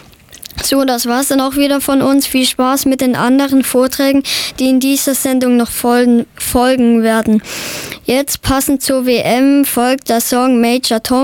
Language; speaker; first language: German; native; German